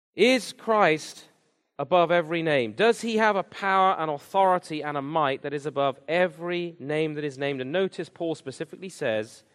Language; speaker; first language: English; native; English